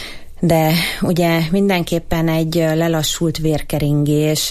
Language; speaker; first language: Hungarian; native; Hungarian